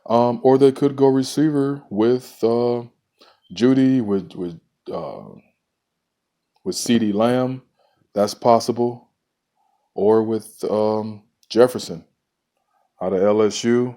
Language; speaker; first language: English; native; English